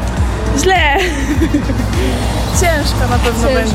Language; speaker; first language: Polish; non-native, learner; Ukrainian